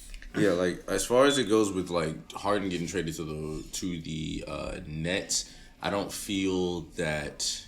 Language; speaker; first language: English; native; English